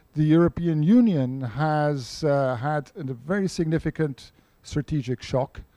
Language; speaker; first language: English; non-native, fluent; Portuguese